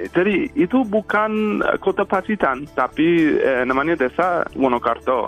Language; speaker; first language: Indonesian; non-native, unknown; English